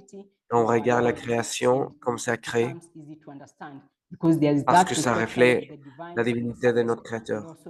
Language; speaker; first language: French; non-native, learner; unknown